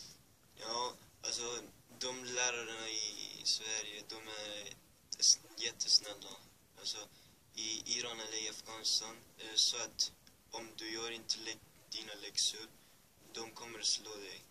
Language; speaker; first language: Swedish; early bilingual, other home language; Persian